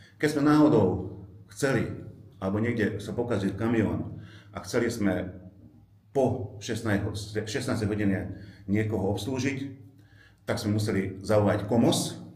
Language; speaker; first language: Slovak; non-native, local second language; Hungarian